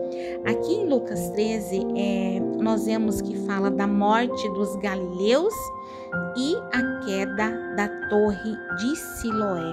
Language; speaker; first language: Portuguese; native; Portuguese